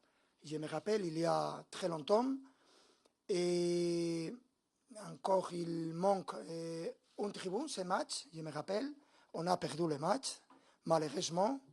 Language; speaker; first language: French; non-native, learner; Spanish